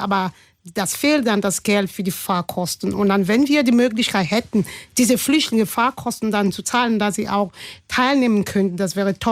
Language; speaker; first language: German; non-native, fluent; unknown